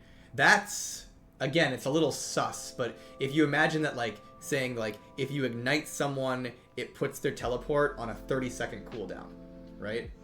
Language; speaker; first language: English; native; English